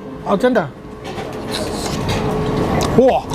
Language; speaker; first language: Chinese; non-native, fluent; English